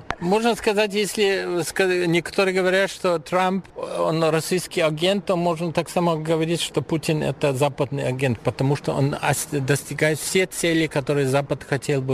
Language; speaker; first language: Russian; non-native, fluent; German